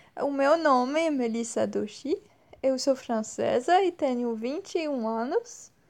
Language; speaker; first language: Portuguese; non-native, fluent; French